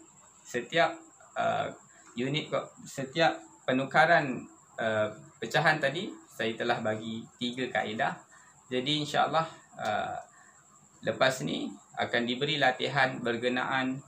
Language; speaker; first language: Malay; native; Malay